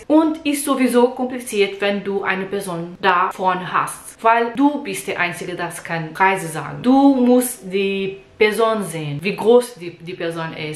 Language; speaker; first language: German; non-native, learner; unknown